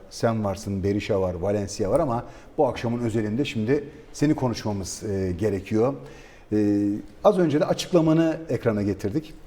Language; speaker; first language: Turkish; native; Turkish